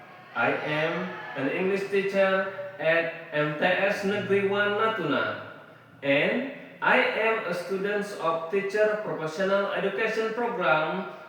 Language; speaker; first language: English; non-native, learner; Indonesian